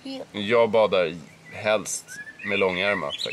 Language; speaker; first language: Swedish; native; Swedish